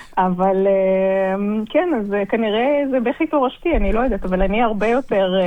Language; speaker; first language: Hebrew; non-native, fluent; Russian